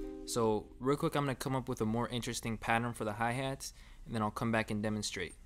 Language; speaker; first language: English; native; English